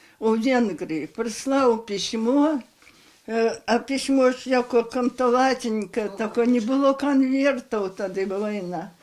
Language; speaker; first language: Belarusian; native; Belarusian